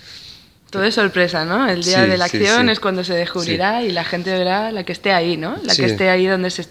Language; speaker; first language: Spanish; native; Spanish